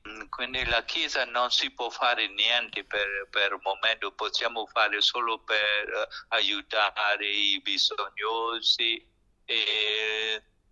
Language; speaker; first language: Italian; non-native, learner; Burmese